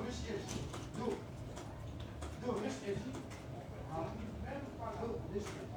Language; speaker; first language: German; non-native, learner; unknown